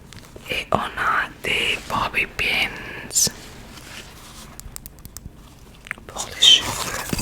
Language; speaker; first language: French; non-native, learner; Spanish